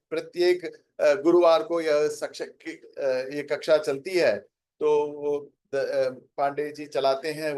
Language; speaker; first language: Hindi; non-native, local second language; Tamil